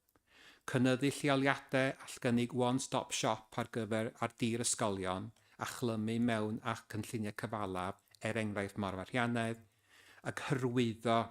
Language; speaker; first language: Welsh; native; Welsh